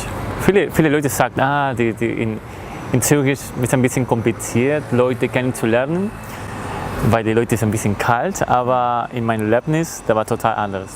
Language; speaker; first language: German; non-native, learner; Spanish